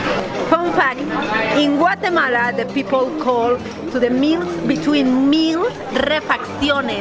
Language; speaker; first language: English; non-native, learner; Spanish